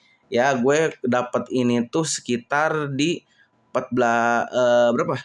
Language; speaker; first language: Indonesian; native; Indonesian